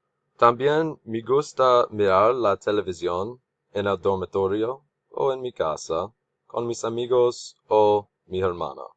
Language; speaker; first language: Spanish; non-native, learner; English